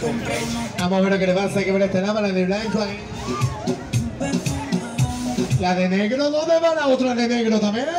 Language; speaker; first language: Spanish; native; Spanish